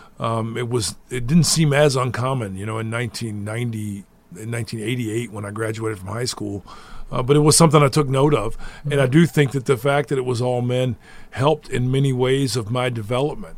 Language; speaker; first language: English; native; English